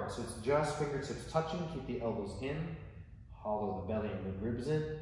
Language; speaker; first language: English; native; English